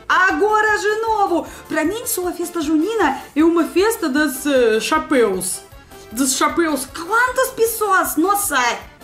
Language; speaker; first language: Portuguese; non-native, learner; Russian